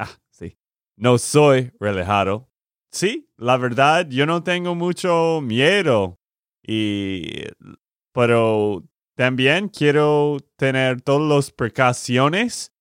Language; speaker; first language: Spanish; non-native, learner; English